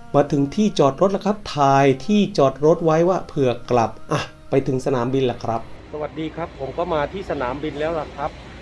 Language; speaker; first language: Thai; native; Thai